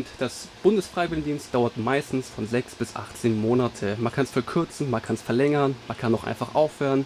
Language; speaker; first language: German; native; German